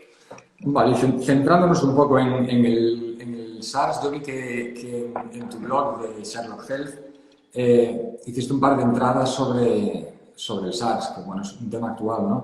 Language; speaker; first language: Spanish; native; Spanish